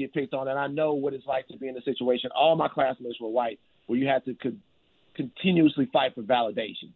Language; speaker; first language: English; native; English